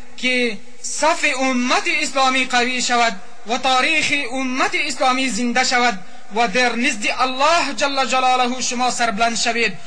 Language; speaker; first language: Persian; non-native, local second language; Pashto